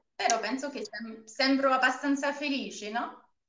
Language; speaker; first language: Italian; non-native, fluent; French